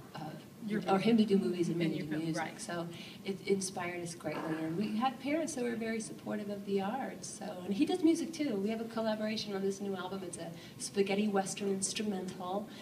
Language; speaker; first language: English; native; English